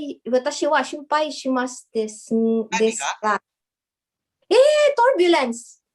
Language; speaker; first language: Japanese; non-native, learner; English